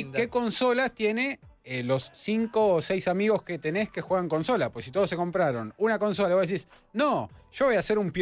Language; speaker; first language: Spanish; native; Spanish